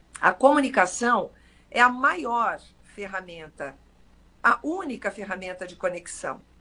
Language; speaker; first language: Portuguese; native; Portuguese